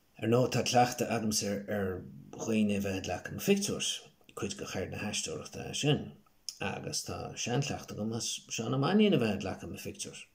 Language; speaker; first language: Irish; native; Irish